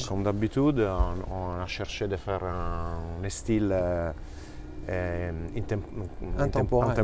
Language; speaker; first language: French; non-native, fluent; Italian